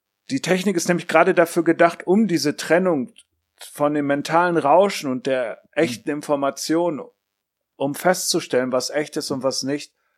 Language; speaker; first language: German; native; German